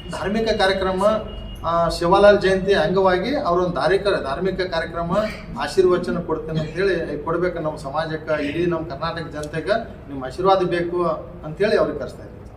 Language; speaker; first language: Kannada; non-native, local second language; Lambadi